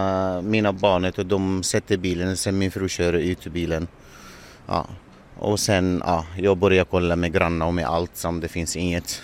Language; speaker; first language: Swedish; non-native, learner; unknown